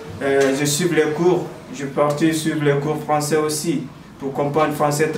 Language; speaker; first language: French; non-native, learner; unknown